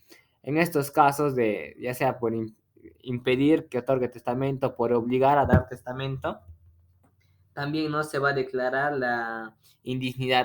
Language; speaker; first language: Spanish; native; Spanish